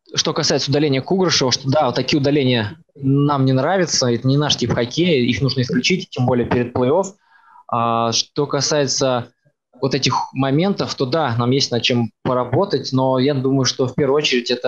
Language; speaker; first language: Russian; native; Russian